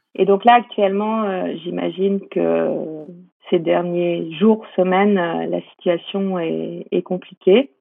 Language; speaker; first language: French; native; French